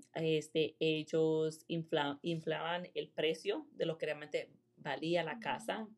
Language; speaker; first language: Spanish; early bilingual, heritage; Spanish